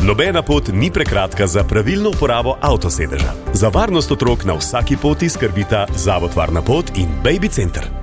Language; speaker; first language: Slovenian; native; Slovenian